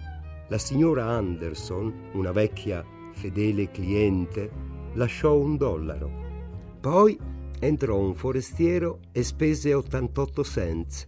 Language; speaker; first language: Italian; native; Italian